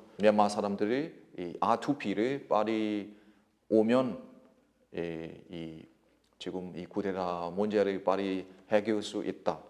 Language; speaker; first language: Korean; non-native, learner; Burmese